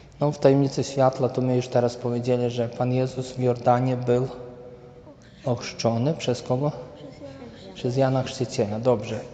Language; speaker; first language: Polish; native; Polish